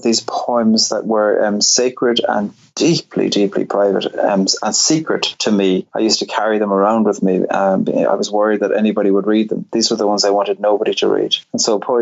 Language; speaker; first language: English; native; English